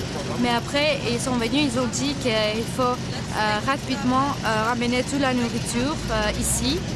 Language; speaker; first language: French; non-native, fluent; Spanish